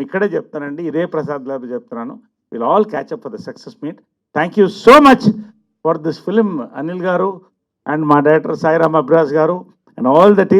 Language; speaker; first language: Telugu; native; Telugu